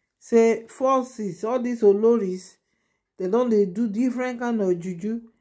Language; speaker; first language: Nigerian Pidgin; non-native, local second language; Yoruba